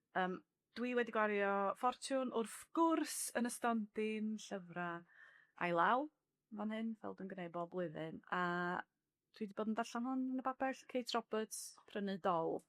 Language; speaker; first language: Welsh; native; Welsh